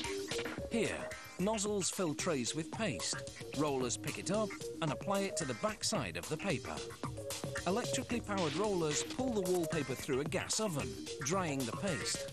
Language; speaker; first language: English; native; English